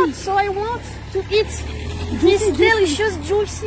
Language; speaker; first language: English; non-native, learner; French